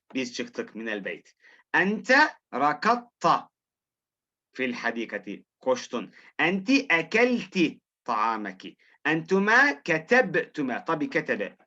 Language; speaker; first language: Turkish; non-native, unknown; Arabic